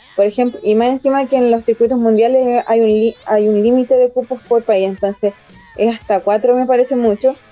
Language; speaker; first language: Spanish; native; Spanish